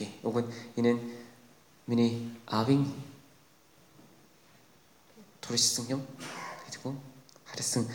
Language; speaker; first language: Mongolian; non-native, fluent; Korean